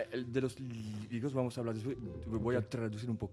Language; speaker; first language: Spanish; non-native, fluent; French